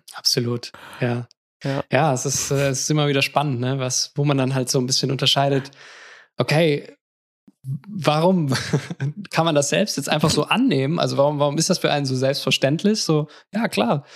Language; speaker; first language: German; native; German